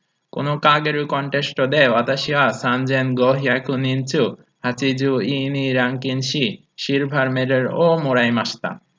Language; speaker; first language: Japanese; non-native, learner; Bangla